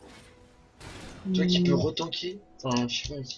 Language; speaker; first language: French; native; French